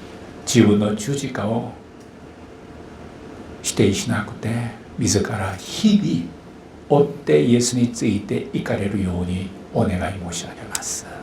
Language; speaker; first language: Japanese; non-native, fluent; Korean